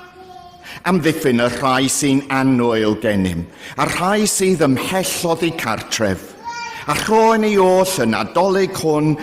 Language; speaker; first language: Welsh; non-native, fluent; English